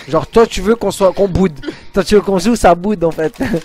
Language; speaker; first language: French; native; French